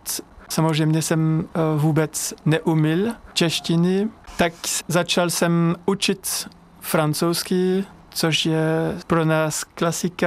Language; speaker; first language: Czech; non-native, fluent; French